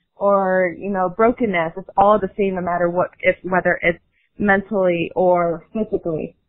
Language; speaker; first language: English; native; English